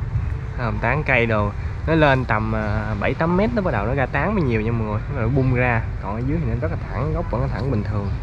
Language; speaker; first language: Vietnamese; native; Vietnamese